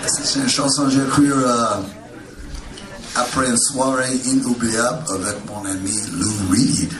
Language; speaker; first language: French; non-native, learner; English